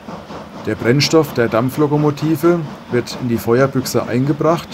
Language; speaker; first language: German; native; German